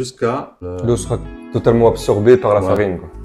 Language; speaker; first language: French; native; French